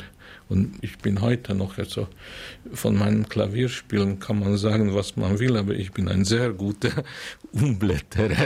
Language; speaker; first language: German; non-native, fluent; Hungarian